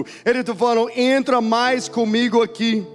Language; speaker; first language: Portuguese; non-native, learner; English